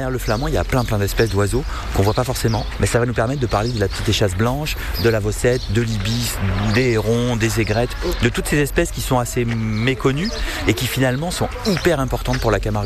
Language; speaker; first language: French; native; French